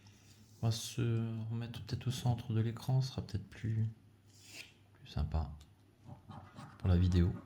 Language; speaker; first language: French; native; French